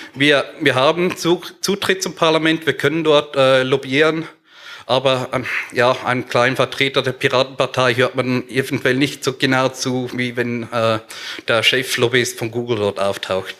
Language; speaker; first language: German; native; German